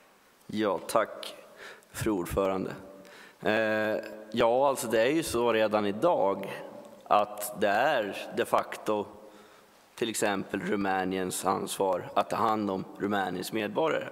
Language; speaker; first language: Swedish; native; Swedish